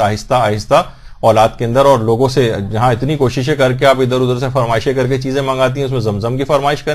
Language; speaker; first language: Urdu; native; Urdu